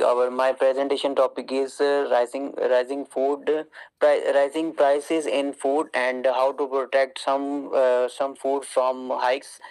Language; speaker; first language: English; non-native, learner; Urdu